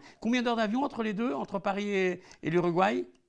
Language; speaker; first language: French; native; French